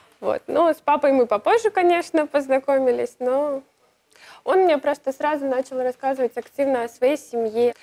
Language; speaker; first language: Russian; native; Russian